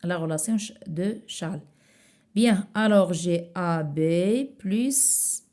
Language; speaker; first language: French; non-native, local second language; Arabic